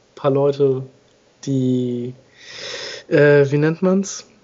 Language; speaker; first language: German; non-native, fluent; English